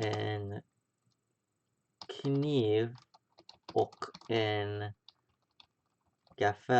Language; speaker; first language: Swedish; non-native, learner; English